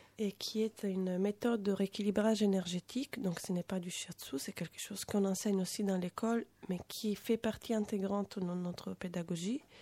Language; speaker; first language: French; non-native, fluent; Italian